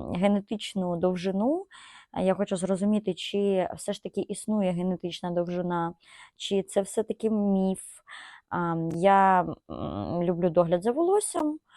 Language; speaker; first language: Ukrainian; non-native, local second language; Russian